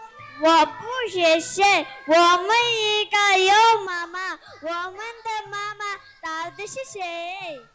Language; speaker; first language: Chinese; non-native, learner; Mongolian